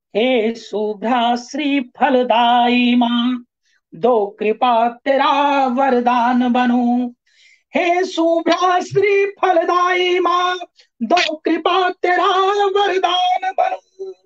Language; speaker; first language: Hindi; native; Hindi